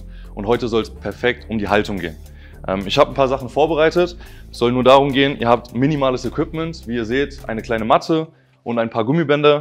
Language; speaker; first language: German; native; German